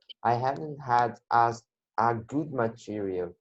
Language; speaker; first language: English; non-native, learner; Portuguese